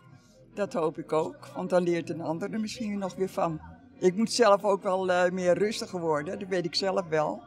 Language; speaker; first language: Dutch; native; Dutch